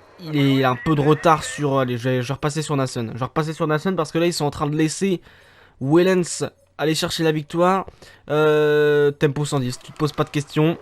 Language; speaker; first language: French; native; French